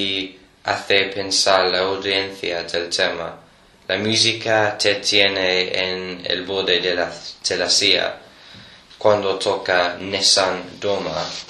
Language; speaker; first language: Spanish; non-native, learner; English